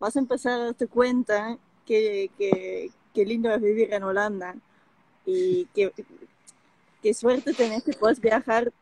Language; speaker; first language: Spanish; non-native, fluent; Dutch